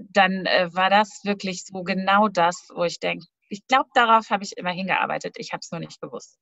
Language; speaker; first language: German; native; German